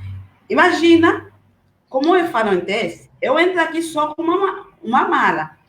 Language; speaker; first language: Portuguese; non-native, learner; Haitian Creole